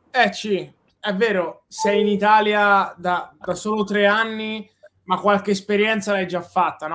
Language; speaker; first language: Italian; native; Italian